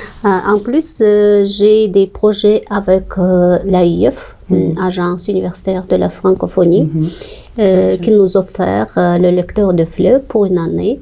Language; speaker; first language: French; non-native, fluent; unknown